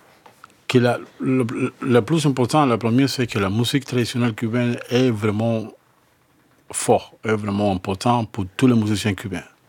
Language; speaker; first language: French; non-native, learner; Spanish